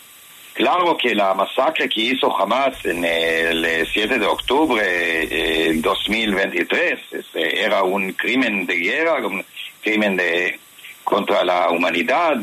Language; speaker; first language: Spanish; non-native, fluent; Hebrew